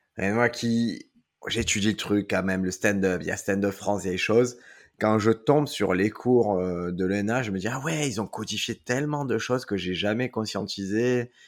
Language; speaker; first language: French; native; French